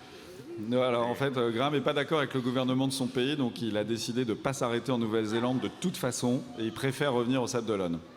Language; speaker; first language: French; native; French